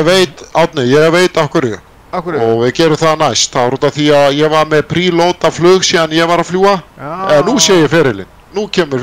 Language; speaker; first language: Icelandic; native; Icelandic